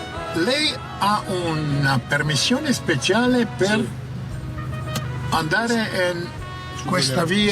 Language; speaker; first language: Italian; non-native, fluent; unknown